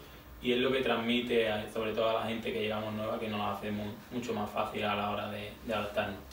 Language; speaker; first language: Spanish; native; Spanish